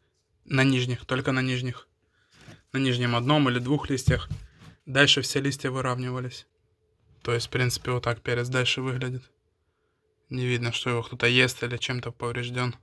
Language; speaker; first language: Russian; native; Russian